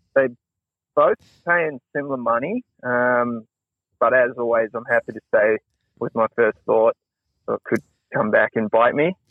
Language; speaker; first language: English; native; English